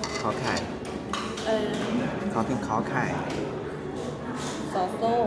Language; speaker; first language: Thai; non-native, learner; Chinese